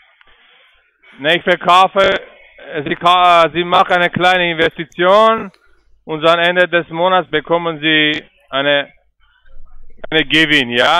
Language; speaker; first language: German; non-native, learner; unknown